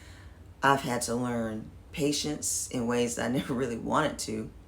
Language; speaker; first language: English; native; English